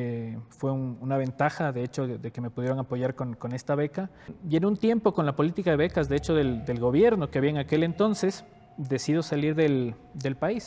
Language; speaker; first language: Spanish; native; Spanish